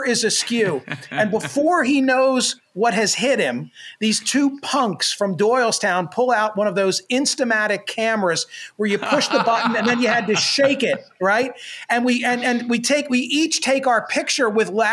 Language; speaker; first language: English; native; English